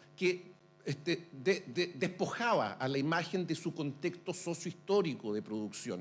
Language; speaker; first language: Spanish; native; Spanish